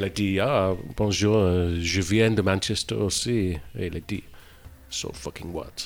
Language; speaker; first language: French; non-native, learner; English